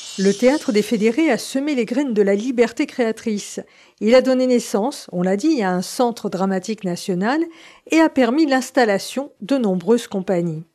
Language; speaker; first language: French; native; French